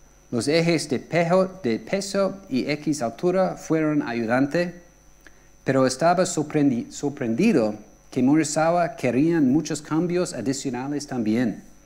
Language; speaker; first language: Spanish; non-native, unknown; English